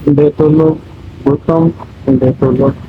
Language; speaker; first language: Filipino; non-native, learner; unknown